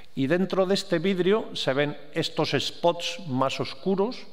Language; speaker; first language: Spanish; native; Spanish